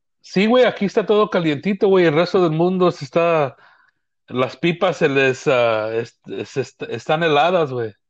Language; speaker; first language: Spanish; early bilingual, heritage; Spanish